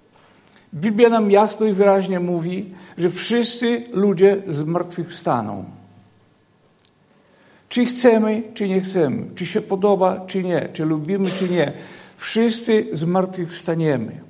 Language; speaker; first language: Polish; native; Polish